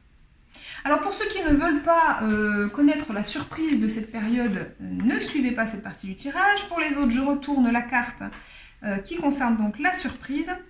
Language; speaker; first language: French; native; French